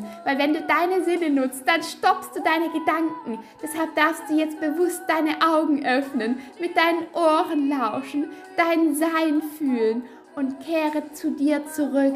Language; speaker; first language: German; native; German